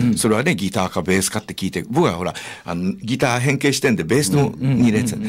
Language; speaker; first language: Japanese; native; Japanese